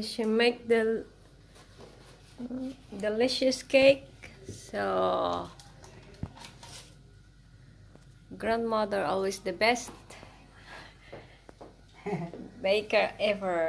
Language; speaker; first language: English; non-native, local second language; Filipino